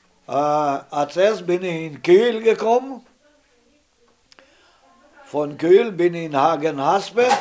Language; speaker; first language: German; non-native, learner; Romany